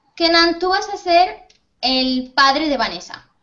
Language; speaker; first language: Spanish; native; Spanish